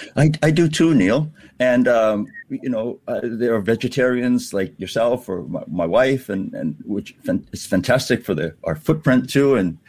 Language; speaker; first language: English; native; English